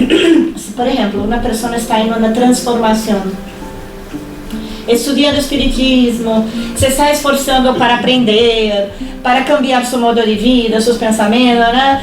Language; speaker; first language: Spanish; non-native, fluent; Portuguese